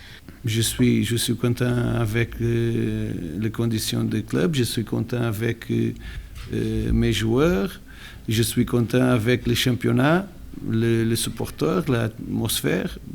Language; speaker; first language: French; non-native, learner; Portuguese